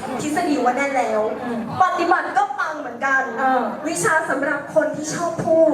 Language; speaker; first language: Thai; native; Thai